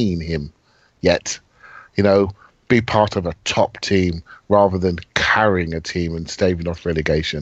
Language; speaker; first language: English; native; English